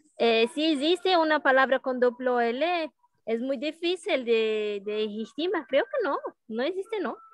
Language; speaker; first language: Spanish; non-native, learner; Portuguese